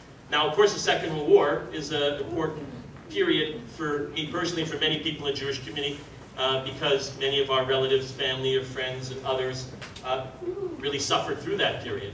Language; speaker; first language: English; native; English